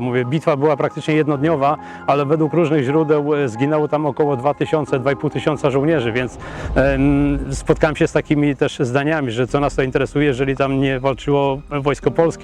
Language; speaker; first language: Polish; native; Polish